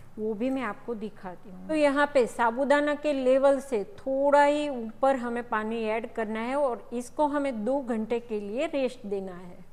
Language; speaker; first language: Hindi; non-native, local second language; Gujarati